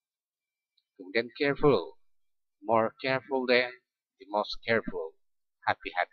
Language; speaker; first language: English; non-native, fluent; Indonesian